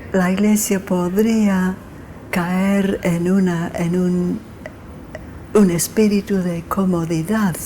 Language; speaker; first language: Spanish; non-native, fluent; English